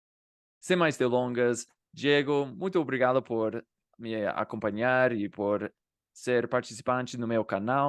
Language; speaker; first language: Portuguese; non-native, fluent; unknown